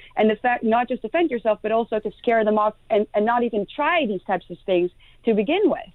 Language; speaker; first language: English; non-native, fluent; Dutch